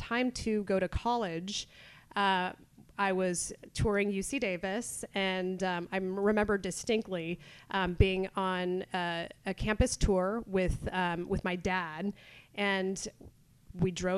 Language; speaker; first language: English; native; English